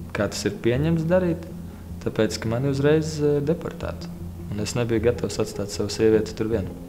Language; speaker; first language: Latvian; native; Latvian